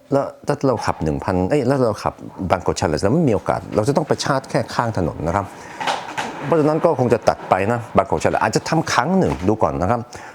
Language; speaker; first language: Thai; non-native, fluent; Swedish